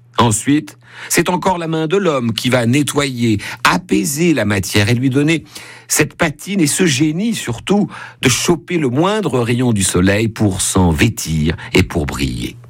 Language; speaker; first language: French; native; French